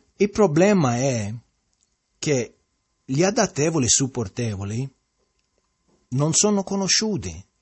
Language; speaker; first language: Italian; early bilingual, heritage; Italian